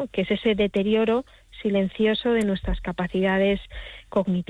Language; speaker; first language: Spanish; native; Spanish